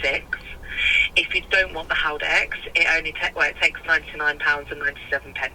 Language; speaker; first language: English; native; English